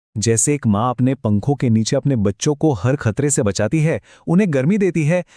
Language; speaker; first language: Hindi; non-native, local second language; Marathi